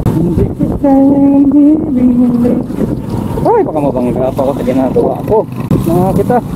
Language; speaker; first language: Filipino; non-native, local second language; Iloko